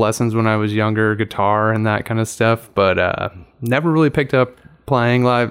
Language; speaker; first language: English; native; English